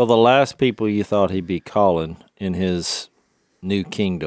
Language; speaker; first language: English; native; English